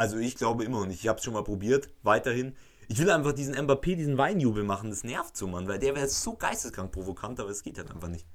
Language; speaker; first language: German; native; German